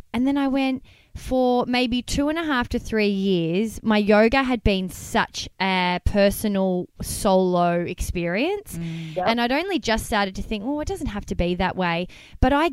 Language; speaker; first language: English; native; English